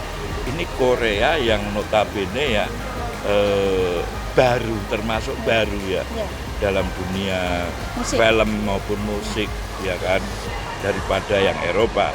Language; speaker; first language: Indonesian; native; Indonesian